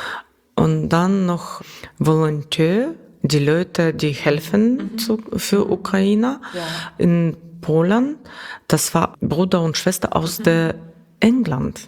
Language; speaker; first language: German; non-native, learner; Russian